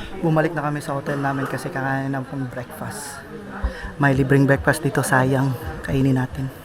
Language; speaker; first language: Filipino; non-native, local second language; Cebuano